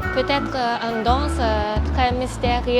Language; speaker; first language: French; non-native, learner; Cantonese